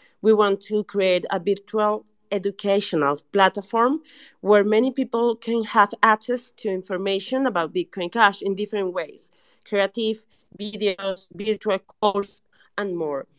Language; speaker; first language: English; non-native, learner; Spanish